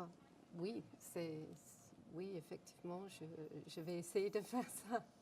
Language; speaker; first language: French; non-native, fluent; English